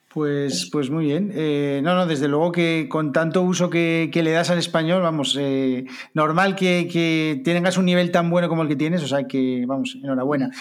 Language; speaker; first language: Spanish; native; Spanish